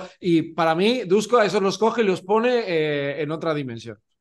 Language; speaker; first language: Spanish; native; Spanish